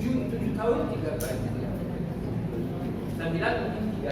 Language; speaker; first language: Indonesian; non-native, learner; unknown